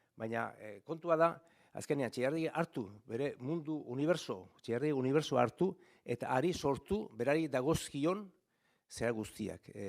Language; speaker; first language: Basque; native; Basque